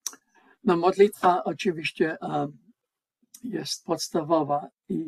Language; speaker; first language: Polish; non-native, learner; English